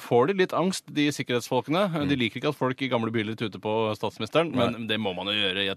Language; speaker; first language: Norwegian; native; Norwegian